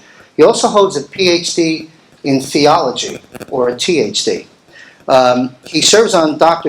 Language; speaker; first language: English; native; English